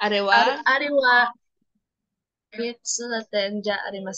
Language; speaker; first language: Japanese; non-native, learner; Filipino